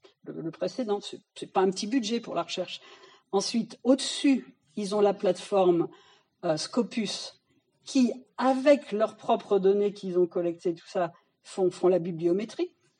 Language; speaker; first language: French; native; French